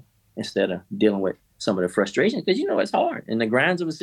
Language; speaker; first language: English; native; English